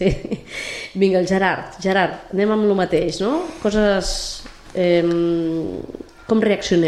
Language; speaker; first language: Catalan; native; Catalan